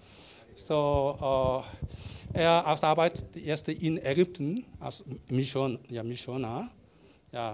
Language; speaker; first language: German; non-native, learner; Korean